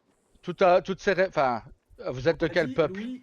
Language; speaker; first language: French; native; French